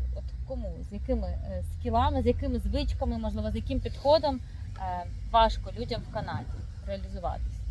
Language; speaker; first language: Ukrainian; native; Ukrainian